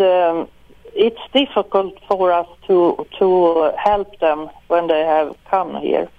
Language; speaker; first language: English; non-native, learner; Swedish